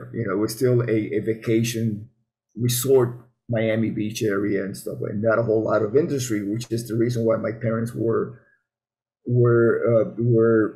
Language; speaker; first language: English; early bilingual, other home language; Spanish